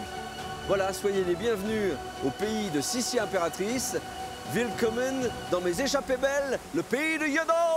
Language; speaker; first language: French; native; French